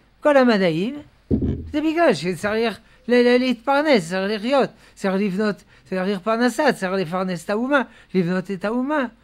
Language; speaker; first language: Hebrew; non-native, fluent; French